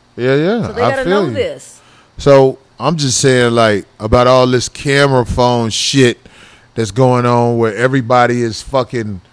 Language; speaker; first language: English; native; English